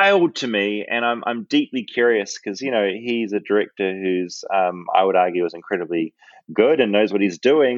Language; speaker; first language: English; native; English